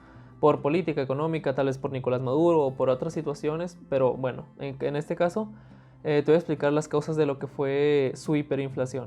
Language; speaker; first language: Spanish; native; Spanish